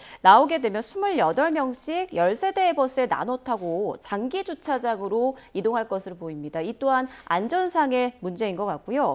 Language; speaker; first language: Korean; native; Korean